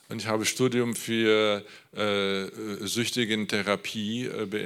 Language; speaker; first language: German; non-native, learner; Polish